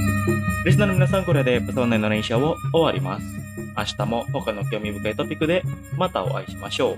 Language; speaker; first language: Japanese; non-native, fluent; Indonesian